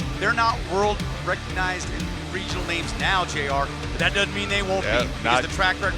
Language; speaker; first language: English; native; English